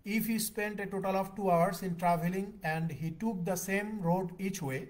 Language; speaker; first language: English; non-native, local second language; Bangla